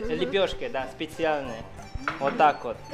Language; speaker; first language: Russian; non-native, fluent; Chinese